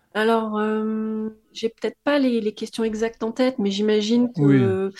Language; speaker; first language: French; native; French